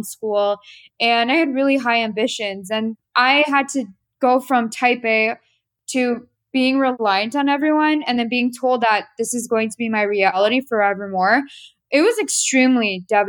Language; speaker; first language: English; native; English